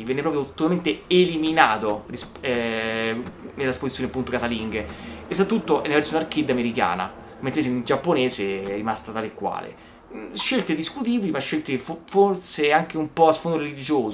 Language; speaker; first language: Italian; native; Italian